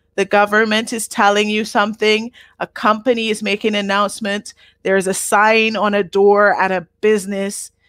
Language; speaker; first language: English; native; English